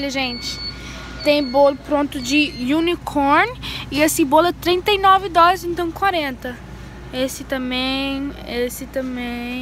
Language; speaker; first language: Portuguese; early bilingual, heritage; Portuguese